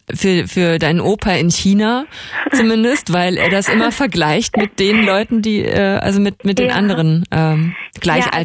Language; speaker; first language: German; native; German